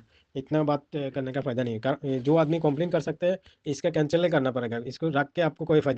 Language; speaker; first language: Hindi; non-native, learner; Bangla